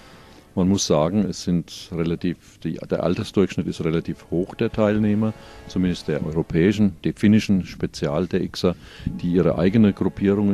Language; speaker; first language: German; native; German